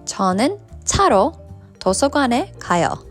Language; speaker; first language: Korean; non-native, fluent; English